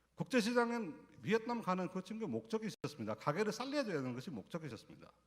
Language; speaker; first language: Korean; non-native, fluent; Nepali